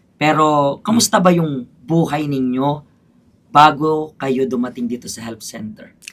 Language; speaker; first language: Filipino; native; Filipino